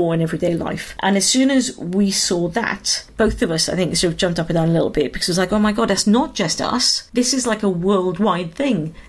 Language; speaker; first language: English; native; English